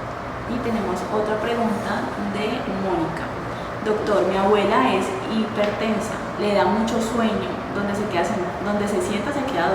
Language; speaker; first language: Spanish; native; Spanish